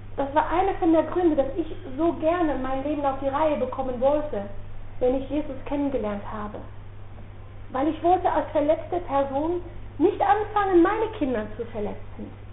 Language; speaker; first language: German; non-native, fluent; Dutch